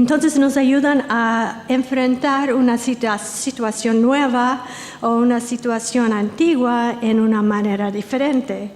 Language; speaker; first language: Spanish; non-native, fluent; English